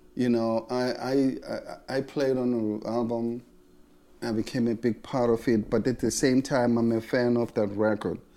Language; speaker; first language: English; non-native, local second language; Zulu